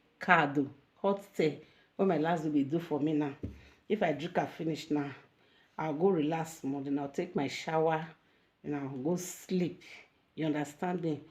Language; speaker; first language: Nigerian Pidgin; native; Nigerian Pidgin